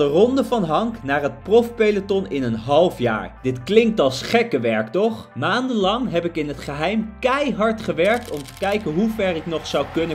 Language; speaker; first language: Dutch; native; Dutch